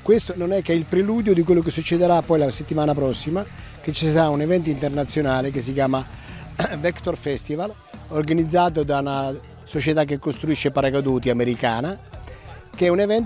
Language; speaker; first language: Italian; native; Italian